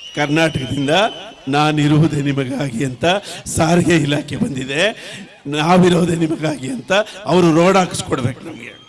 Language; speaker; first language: Kannada; non-native, local second language; Telugu